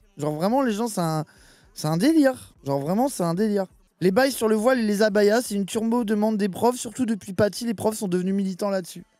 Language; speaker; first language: French; native; French